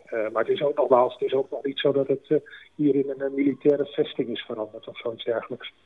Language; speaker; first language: Dutch; native; Dutch